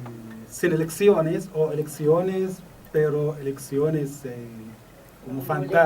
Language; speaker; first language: Spanish; non-native, learner; Arabic